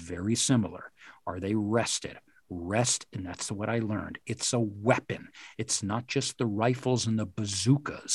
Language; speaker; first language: English; native; English